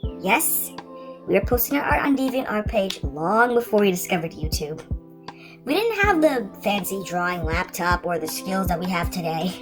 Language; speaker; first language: English; native; English